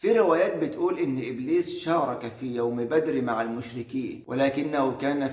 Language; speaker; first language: Arabic; native; Arabic